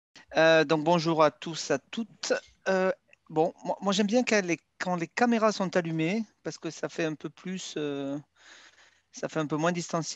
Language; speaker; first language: French; native; French